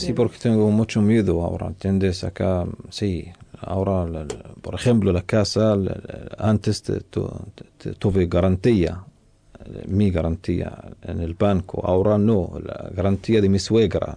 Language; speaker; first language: Spanish; non-native, local second language; Arabic